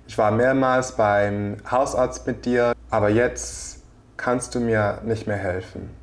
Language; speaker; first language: German; non-native, fluent; English